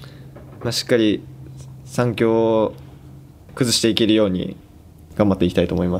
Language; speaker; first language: Japanese; native; Japanese